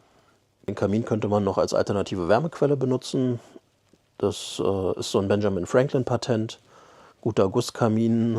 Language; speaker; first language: German; native; German